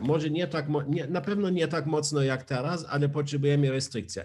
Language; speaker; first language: Polish; non-native, learner; German